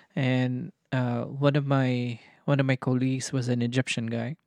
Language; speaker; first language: English; non-native, local second language; Cebuano